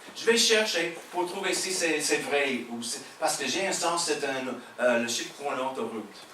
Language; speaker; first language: French; non-native, fluent; English